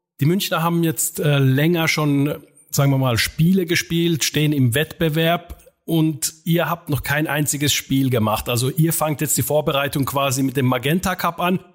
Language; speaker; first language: German; non-native, fluent; Finnish